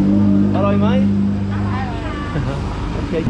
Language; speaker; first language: Thai; non-native, learner; English